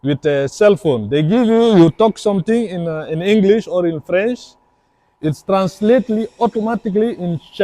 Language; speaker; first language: English; non-native, learner; French